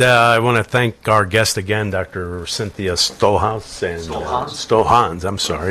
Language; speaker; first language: English; native; English